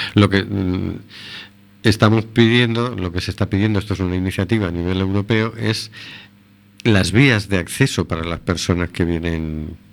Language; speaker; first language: Spanish; native; Spanish